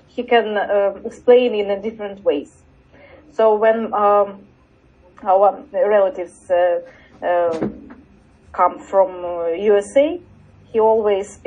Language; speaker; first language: English; non-native, learner; Russian